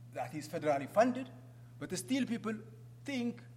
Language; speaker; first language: English; non-native, fluent; Amharic